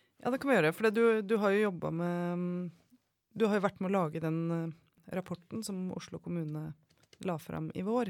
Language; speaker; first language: Norwegian; native; Norwegian